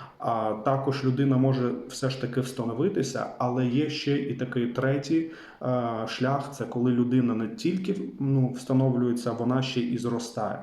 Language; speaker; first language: Ukrainian; non-native, local second language; Russian